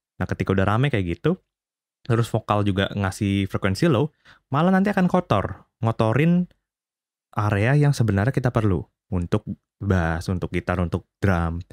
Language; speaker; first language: Indonesian; native; Indonesian